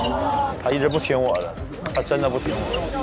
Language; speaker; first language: Chinese; native; Chinese